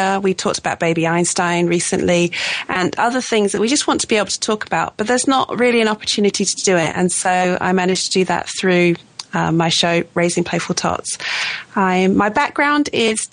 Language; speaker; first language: English; native; English